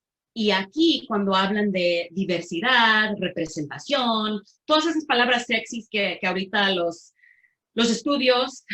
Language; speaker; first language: Spanish; early bilingual, heritage; Spanish